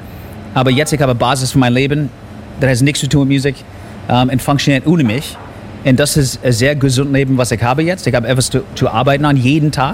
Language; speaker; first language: German; non-native, fluent; English